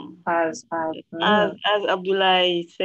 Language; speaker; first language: English; non-native, learner; French